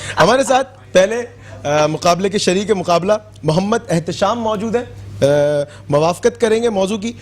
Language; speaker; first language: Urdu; native; Urdu